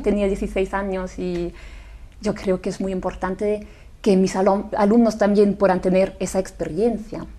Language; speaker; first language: Spanish; non-native, fluent; German